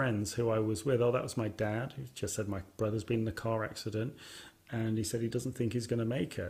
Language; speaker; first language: English; native; English